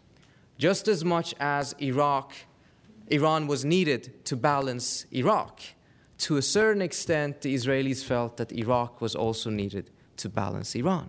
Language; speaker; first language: English; non-native, fluent; Persian